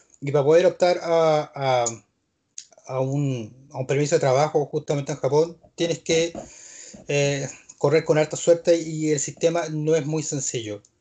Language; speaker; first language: Spanish; native; Spanish